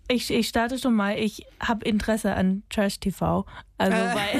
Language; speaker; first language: German; non-native, fluent; English